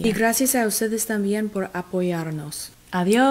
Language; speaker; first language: Spanish; non-native, learner; English